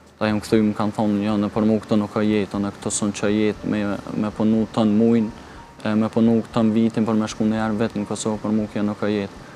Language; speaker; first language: Albanian; early bilingual, heritage; Albanian